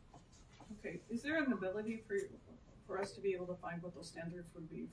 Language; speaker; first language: English; native; English